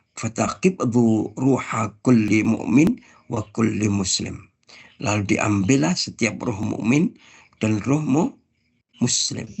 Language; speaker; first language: Indonesian; native; Indonesian